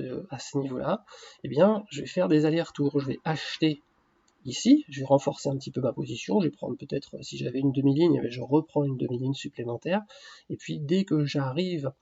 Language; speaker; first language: French; native; French